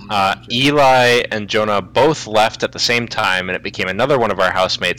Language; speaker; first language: English; native; English